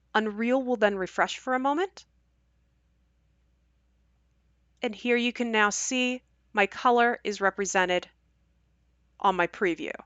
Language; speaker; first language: English; native; English